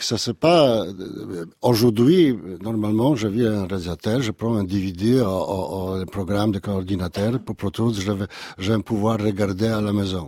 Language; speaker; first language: French; non-native, learner; Polish